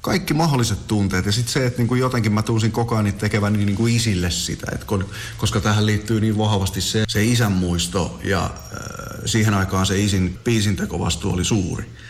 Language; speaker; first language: Finnish; native; Finnish